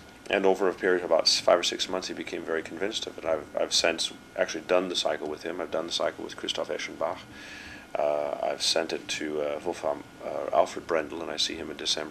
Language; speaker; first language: English; native; English